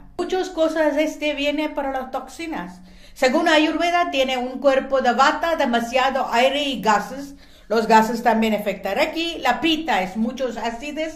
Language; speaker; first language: Spanish; non-native, learner; Hindi